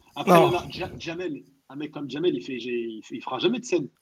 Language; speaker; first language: French; native; French